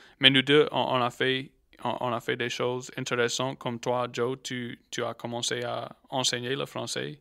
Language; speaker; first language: French; non-native, local second language; English